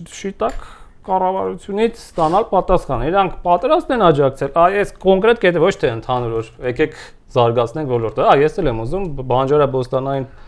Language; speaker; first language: Armenian; native; Armenian